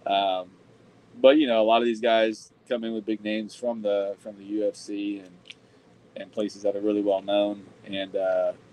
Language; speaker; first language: English; native; English